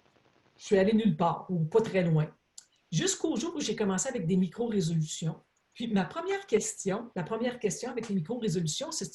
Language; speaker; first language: French; native; French